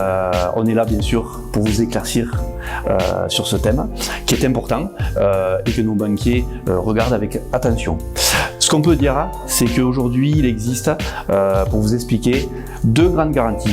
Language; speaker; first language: French; native; French